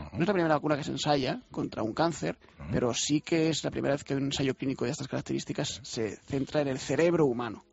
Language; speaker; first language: Spanish; native; Spanish